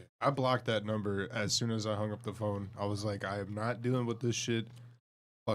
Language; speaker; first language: English; native; English